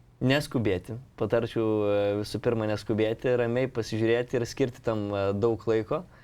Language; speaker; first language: Lithuanian; non-native, local second language; Polish